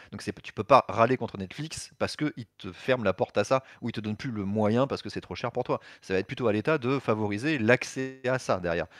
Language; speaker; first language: French; native; French